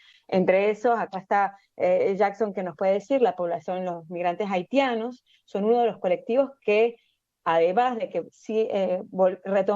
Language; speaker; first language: Spanish; native; Spanish